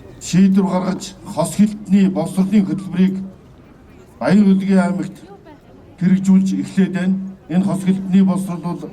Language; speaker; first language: Mongolian; non-native, local second language; Kazakh